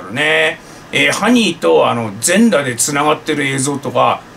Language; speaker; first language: Japanese; native; Japanese